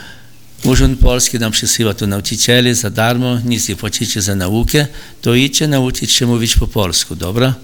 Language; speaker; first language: Polish; early bilingual, heritage; Polish